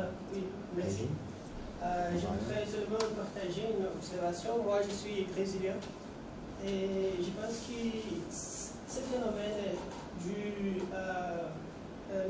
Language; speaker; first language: French; non-native, fluent; Portuguese